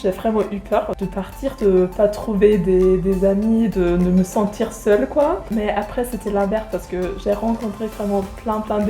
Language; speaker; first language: French; non-native, fluent; German